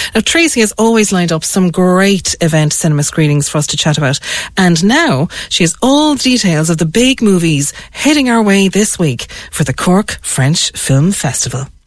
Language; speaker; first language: English; native; English